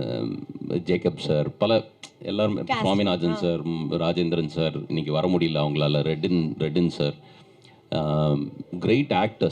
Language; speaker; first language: Tamil; native; Tamil